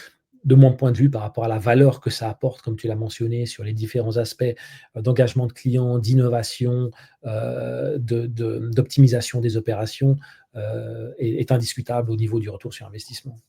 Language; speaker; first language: French; native; French